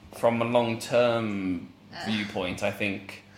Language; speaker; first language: English; non-native, fluent; Arabic